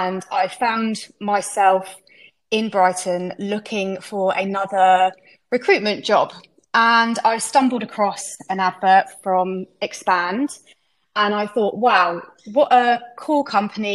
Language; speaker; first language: English; native; English